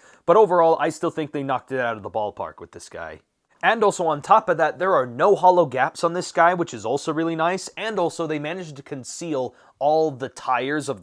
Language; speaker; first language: English; native; English